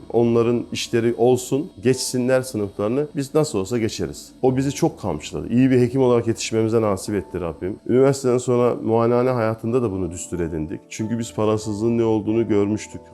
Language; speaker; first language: Turkish; native; Turkish